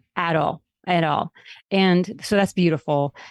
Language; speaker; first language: English; non-native, fluent; Spanish